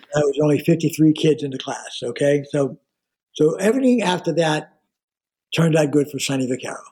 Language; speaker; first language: English; native; English